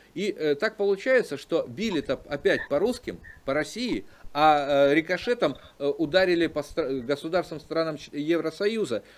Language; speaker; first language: Russian; native; Russian